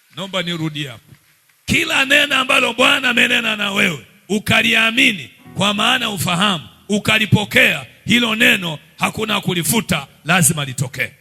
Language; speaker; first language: Swahili; native; Swahili